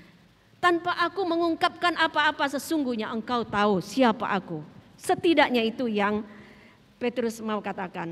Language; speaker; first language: Indonesian; native; Indonesian